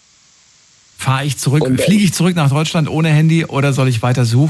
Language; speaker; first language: German; native; German